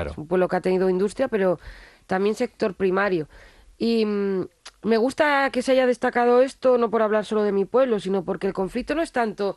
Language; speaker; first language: Spanish; native; Spanish